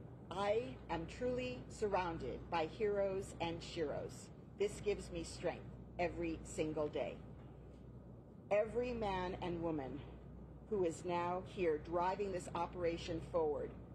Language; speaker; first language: English; native; English